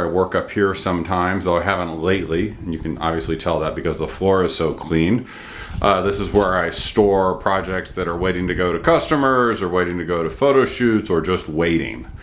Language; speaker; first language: English; native; English